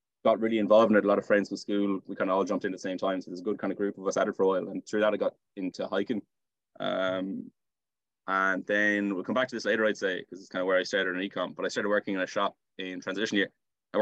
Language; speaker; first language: English; native; English